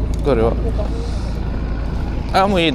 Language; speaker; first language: Japanese; non-native, learner; Filipino